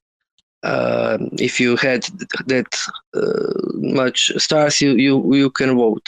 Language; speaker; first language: English; non-native, learner; Croatian